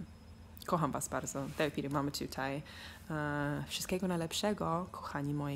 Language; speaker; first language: Polish; early bilingual, heritage; Polish